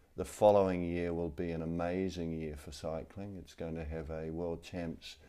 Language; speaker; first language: English; native; English